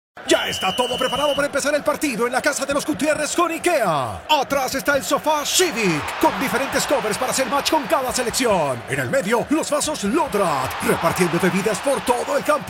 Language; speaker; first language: Spanish; native; Spanish